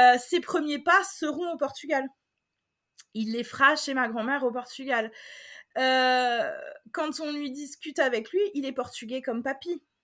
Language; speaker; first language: French; native; French